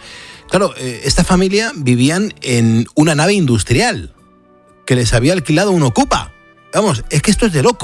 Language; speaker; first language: Spanish; native; Spanish